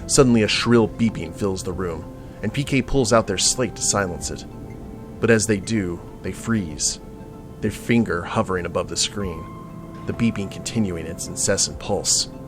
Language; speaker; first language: English; native; English